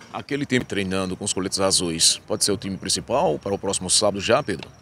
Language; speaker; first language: Portuguese; native; Portuguese